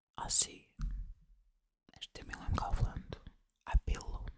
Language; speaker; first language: Slovak; non-native, learner; Russian